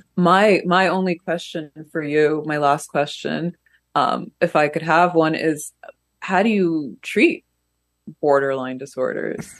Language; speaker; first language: English; early bilingual, other home language; Russian